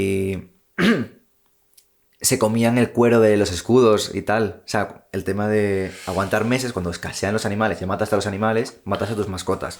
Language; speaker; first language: Spanish; native; Spanish